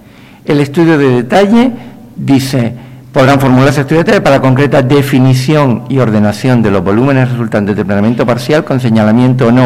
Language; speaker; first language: Spanish; native; Spanish